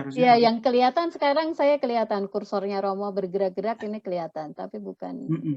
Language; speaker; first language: Indonesian; native; Indonesian